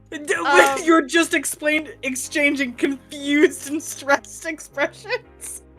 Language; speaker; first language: English; native; English